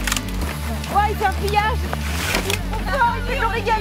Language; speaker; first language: French; native; French